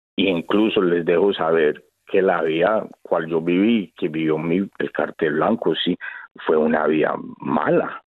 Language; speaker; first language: Spanish; early bilingual, heritage; Spanish